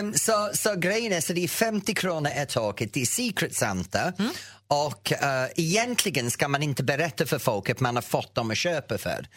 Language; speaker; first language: Swedish; non-native, fluent; English